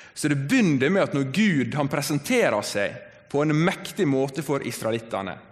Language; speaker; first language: Norwegian; native; Norwegian